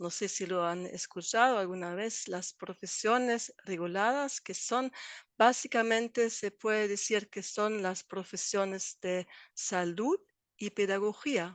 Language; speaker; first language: Spanish; non-native, fluent; German